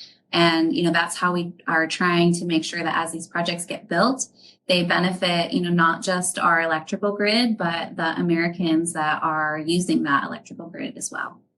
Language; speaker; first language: English; native; English